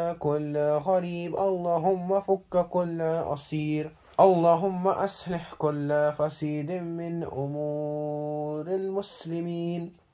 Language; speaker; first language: Arabic; non-native, learner; Urdu